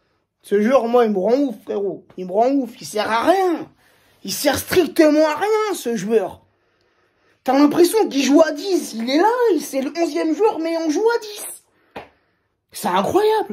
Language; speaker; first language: French; native; French